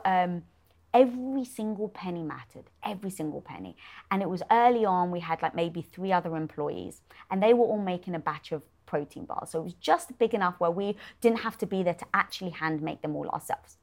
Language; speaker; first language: English; native; English